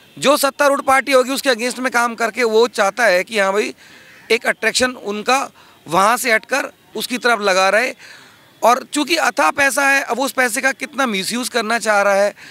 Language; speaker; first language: Hindi; native; Hindi